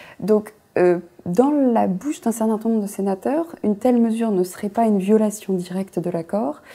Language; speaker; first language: French; native; French